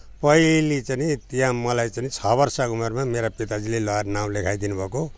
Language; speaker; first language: Nepali; native; Nepali